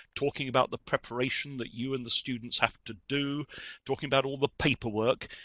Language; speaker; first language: English; native; English